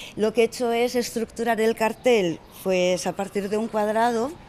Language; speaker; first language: Spanish; native; Spanish